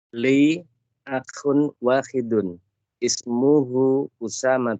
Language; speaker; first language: Arabic; non-native, learner; Indonesian